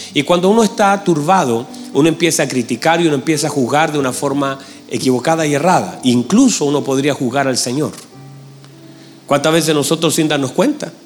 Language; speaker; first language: Spanish; native; Spanish